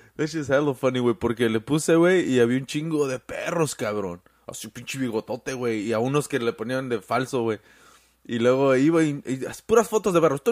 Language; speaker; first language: Spanish; early bilingual, heritage; Spanish